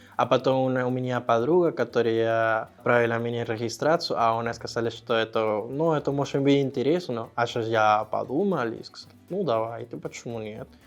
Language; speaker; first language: Russian; non-native, learner; Spanish